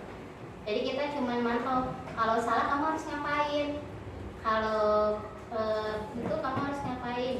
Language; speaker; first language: Indonesian; native; Indonesian